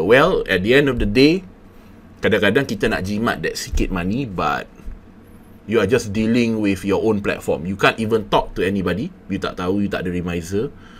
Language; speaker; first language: English; non-native, local second language; Malay